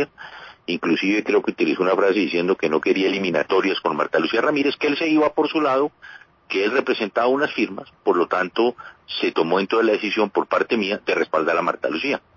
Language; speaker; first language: Spanish; native; Spanish